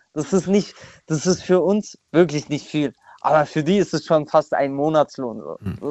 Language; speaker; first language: German; non-native, fluent; Turkish